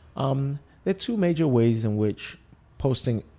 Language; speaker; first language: English; non-native, local second language; Yoruba